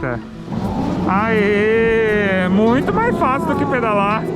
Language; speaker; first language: Portuguese; native; Portuguese